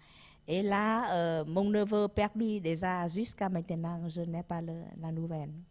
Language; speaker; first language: French; non-native, learner; Vietnamese